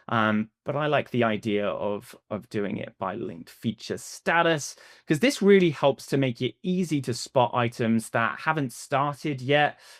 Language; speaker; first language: English; native; English